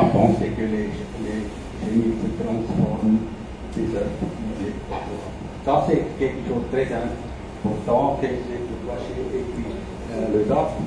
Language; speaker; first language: French; non-native, fluent; German